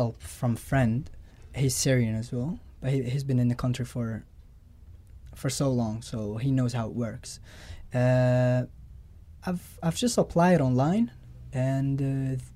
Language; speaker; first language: English; non-native, fluent; Arabic